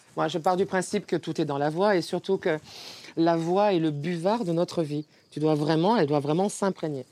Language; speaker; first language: French; native; French